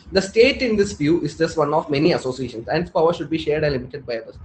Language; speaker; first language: English; non-native, local second language; Malayalam